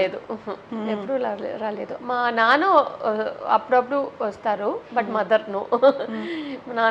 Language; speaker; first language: Telugu; non-native, local second language; Tamil